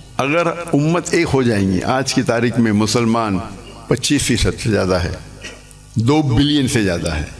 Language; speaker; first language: Urdu; non-native, local second language; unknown